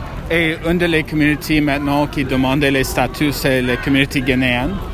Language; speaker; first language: French; non-native, learner; English